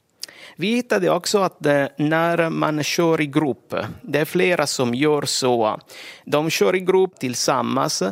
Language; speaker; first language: Swedish; non-native, fluent; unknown